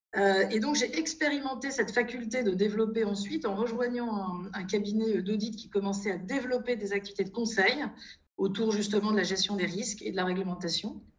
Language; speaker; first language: French; native; French